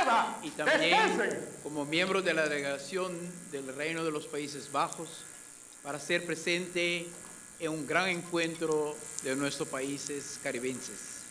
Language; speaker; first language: Spanish; non-native, fluent; Papiamento